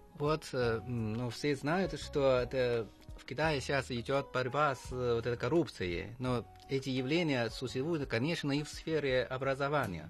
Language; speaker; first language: Russian; non-native, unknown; Chinese